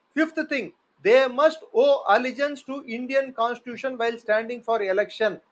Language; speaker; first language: English; non-native, local second language; Tamil